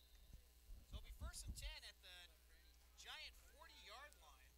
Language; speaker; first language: English; native; English